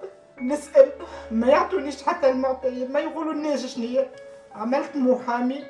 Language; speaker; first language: Arabic; native; Arabic